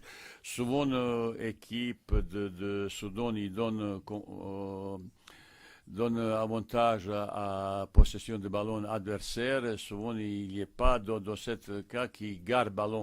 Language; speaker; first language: French; non-native, fluent; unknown